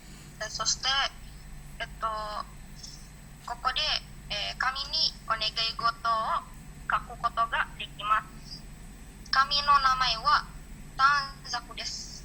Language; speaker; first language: Japanese; non-native, learner; Indonesian